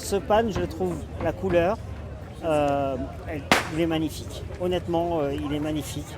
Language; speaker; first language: French; native; French